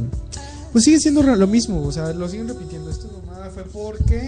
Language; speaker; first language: Spanish; native; Spanish